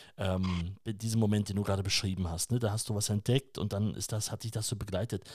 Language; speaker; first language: German; native; German